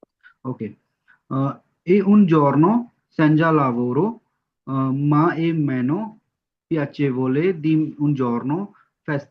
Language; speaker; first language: Italian; non-native, fluent; Hindi